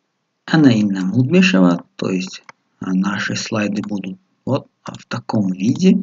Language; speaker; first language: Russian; non-native, local second language; Tajik